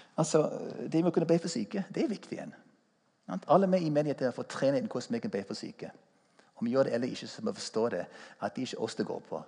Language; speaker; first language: Norwegian; non-native, fluent; English